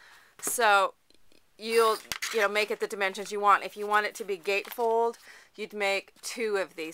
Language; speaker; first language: English; native; English